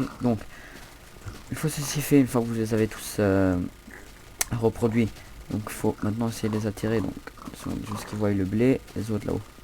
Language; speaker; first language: French; native; French